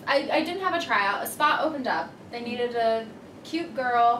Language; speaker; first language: English; native; English